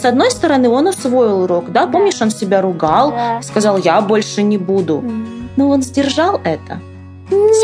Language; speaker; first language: Russian; native; Russian